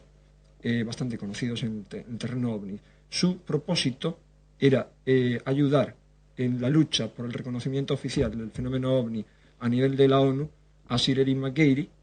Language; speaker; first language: Spanish; native; Spanish